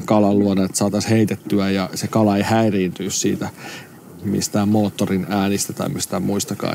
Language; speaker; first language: Finnish; native; Finnish